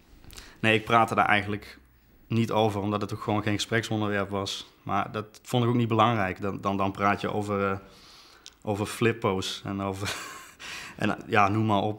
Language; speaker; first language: Dutch; native; Dutch